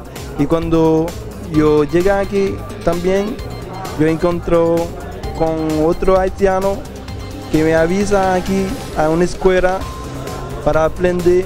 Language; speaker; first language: Spanish; non-native, learner; Haitian Creole